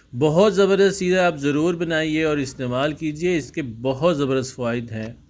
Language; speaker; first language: Urdu; non-native, local second language; Punjabi